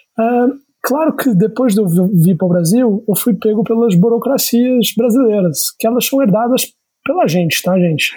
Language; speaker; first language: Portuguese; native; Portuguese